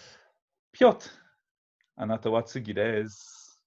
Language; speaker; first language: Japanese; non-native, fluent; English